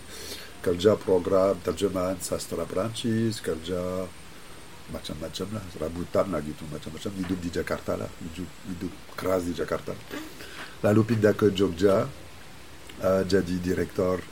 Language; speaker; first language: Indonesian; non-native, fluent; French